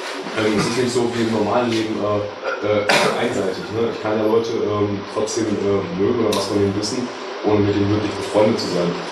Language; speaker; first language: German; native; German